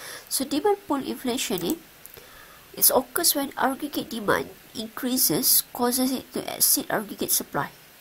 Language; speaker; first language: English; non-native, local second language; Malay